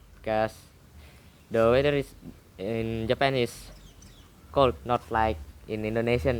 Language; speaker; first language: English; non-native, learner; Indonesian